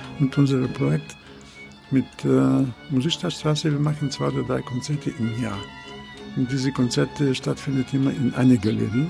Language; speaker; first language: German; non-native, fluent; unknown